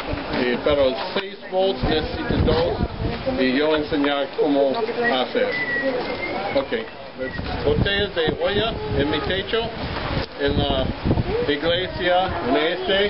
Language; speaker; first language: Spanish; non-native, learner; English